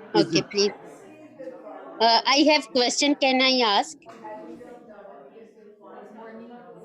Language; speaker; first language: English; non-native, learner; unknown